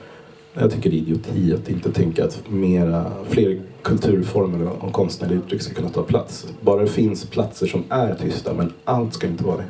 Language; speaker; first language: Swedish; native; Swedish